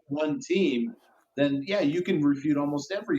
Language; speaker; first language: English; native; English